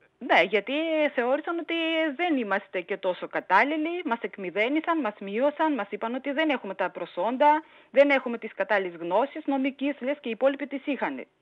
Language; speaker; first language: Greek; non-native, fluent; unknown